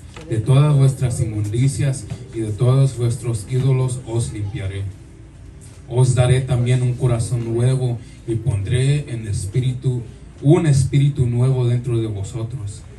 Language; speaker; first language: Spanish; early bilingual, heritage; Spanish